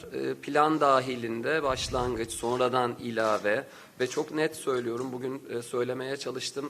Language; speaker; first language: Turkish; native; Turkish